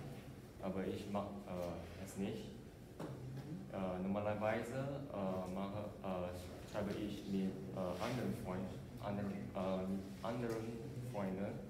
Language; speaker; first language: German; non-native, learner; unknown